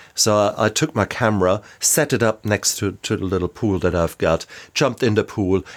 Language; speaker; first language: English; non-native, fluent; German